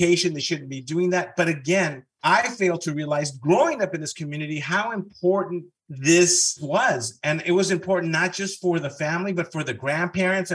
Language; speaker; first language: English; early bilingual, other home language; Spanish